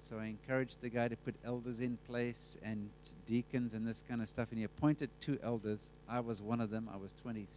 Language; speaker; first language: English; native; English